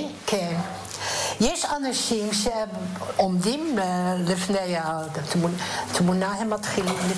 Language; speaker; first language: Hebrew; non-native, fluent; Dutch